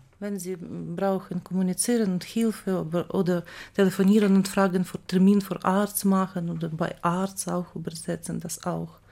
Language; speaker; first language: German; non-native, learner; Ukrainian